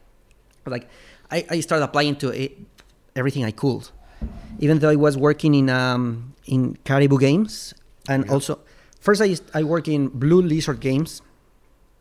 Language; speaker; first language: English; non-native, fluent; Spanish